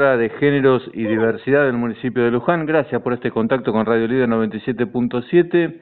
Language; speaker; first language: Spanish; native; Spanish